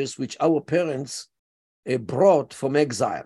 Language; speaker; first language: English; non-native, fluent; Yiddish